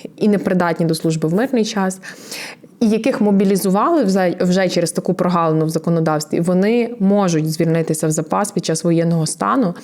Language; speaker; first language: Ukrainian; native; Ukrainian